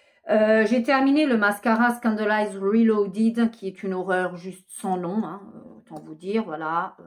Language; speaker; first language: French; native; French